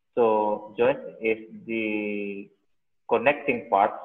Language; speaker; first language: English; non-native, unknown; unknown